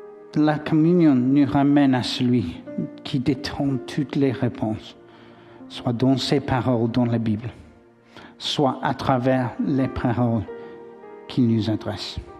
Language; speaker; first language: French; non-native, learner; English